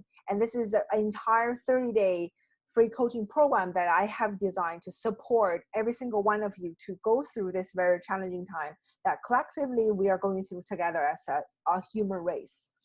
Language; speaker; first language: English; non-native, fluent; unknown